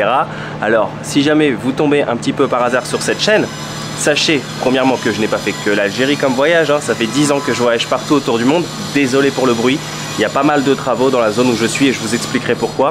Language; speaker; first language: French; native; French